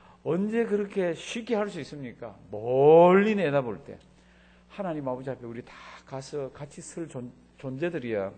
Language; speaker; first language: Korean; native; Korean